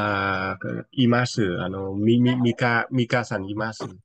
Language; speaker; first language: Japanese; non-native, fluent; Vietnamese